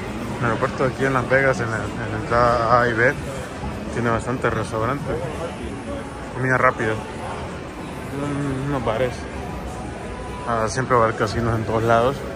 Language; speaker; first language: Spanish; early bilingual, other home language; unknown